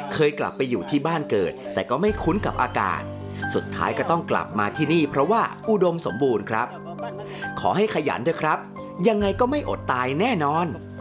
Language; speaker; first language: Thai; native; Thai